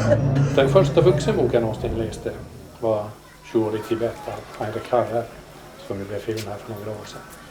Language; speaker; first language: Swedish; native; Swedish